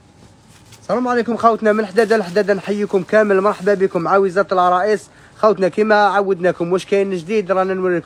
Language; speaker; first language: Arabic; native; Arabic